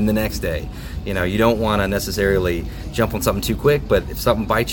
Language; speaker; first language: English; native; English